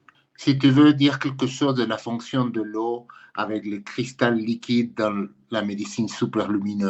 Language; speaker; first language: French; non-native, fluent; Spanish